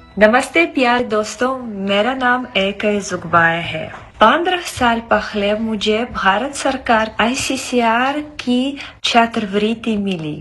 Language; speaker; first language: Hindi; non-native, fluent; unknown